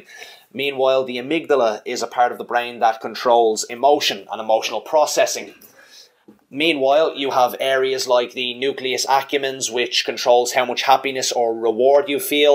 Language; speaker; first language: English; native; English